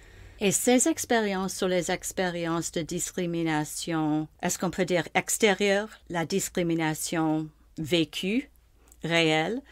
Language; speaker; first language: French; non-native, local second language; English